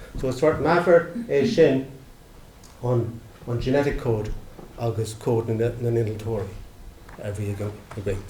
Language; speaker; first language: Irish; non-native, local second language; English